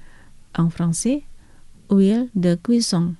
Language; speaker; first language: French; non-native, fluent; Indonesian